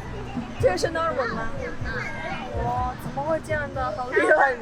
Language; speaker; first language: Chinese; non-native, learner; Mongolian